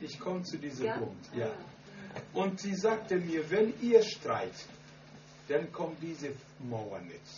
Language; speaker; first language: German; non-native, learner; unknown